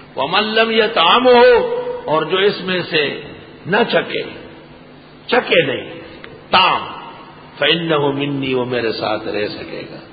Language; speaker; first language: Urdu; non-native, local second language; Pashto